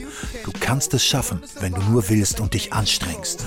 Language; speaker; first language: German; native; German